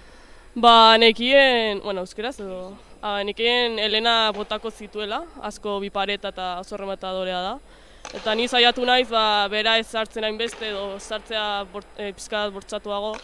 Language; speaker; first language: Basque; non-native, local second language; Spanish